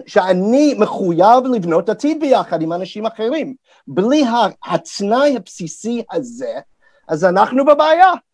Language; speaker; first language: Hebrew; non-native, fluent; English